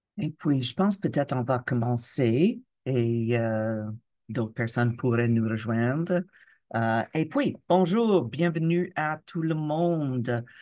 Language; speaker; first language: French; non-native, local second language; English